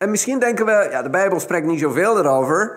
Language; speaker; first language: Dutch; non-native, fluent; Spanish